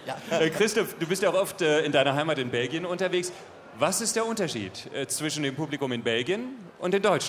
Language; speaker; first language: German; native; German